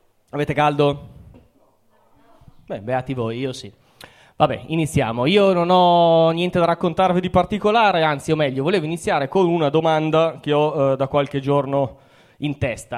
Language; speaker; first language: Italian; native; Italian